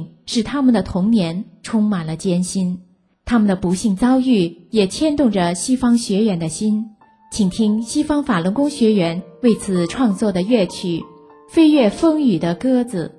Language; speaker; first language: Chinese; native; Chinese